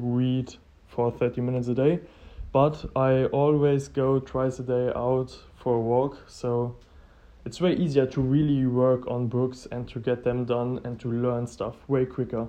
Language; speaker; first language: English; non-native, fluent; German